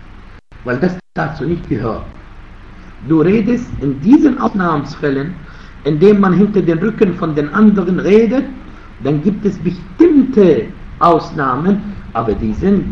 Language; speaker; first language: German; non-native, fluent; Arabic